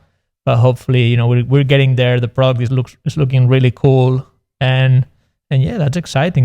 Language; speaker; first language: English; non-native, fluent; Spanish